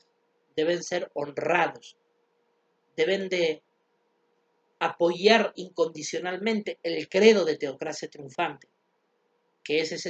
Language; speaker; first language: Spanish; native; Spanish